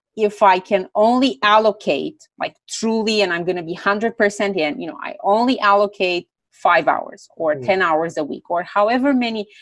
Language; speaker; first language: English; non-native, fluent; Romanian